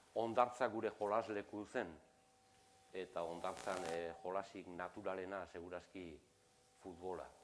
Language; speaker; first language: Basque; native; Basque